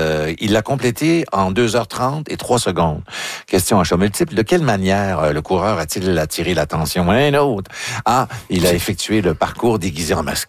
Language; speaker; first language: French; native; French